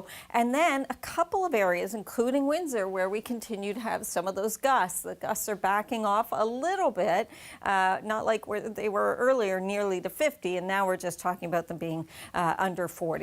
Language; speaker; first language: English; native; English